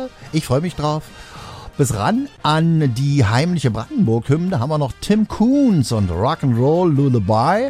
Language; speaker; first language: German; native; German